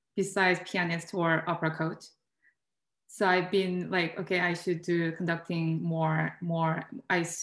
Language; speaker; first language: English; non-native, fluent; Korean